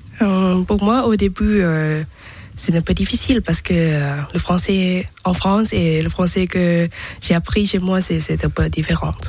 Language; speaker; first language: French; non-native, learner; Thai